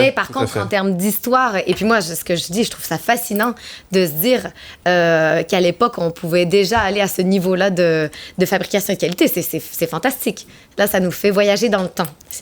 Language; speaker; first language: French; native; French